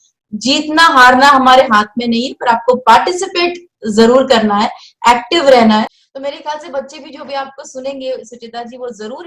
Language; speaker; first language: Hindi; native; Hindi